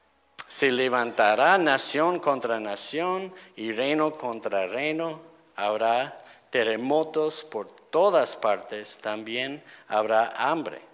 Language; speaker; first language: Spanish; non-native, fluent; English